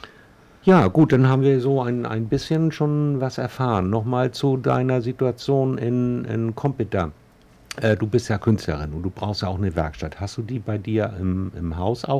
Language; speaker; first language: German; native; German